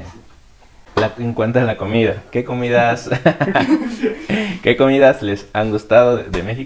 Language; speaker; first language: Spanish; native; Spanish